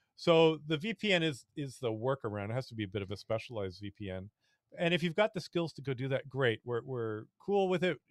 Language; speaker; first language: English; native; English